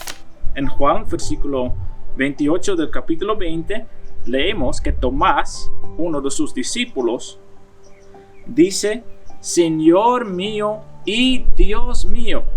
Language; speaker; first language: Spanish; non-native, fluent; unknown